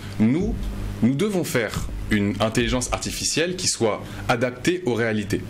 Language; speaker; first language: French; non-native, local second language; Mossi